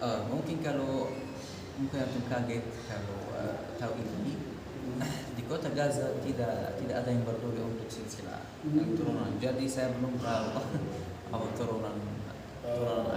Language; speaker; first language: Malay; non-native, fluent; Arabic